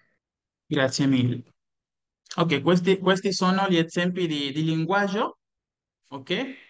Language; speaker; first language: Italian; non-native, fluent; Spanish